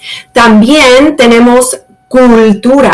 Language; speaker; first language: Spanish; early bilingual, heritage; Spanish